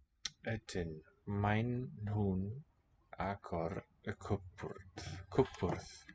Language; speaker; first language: Welsh; non-native, learner; English